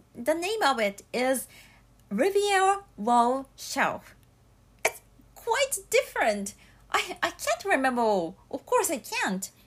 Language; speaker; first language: English; non-native, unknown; Japanese